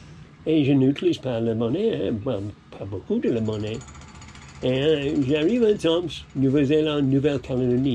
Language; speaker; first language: French; non-native, learner; English